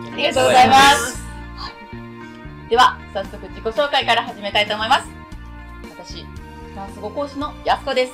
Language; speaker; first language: Japanese; native; Japanese